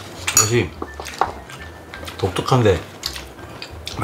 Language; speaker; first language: Korean; native; Korean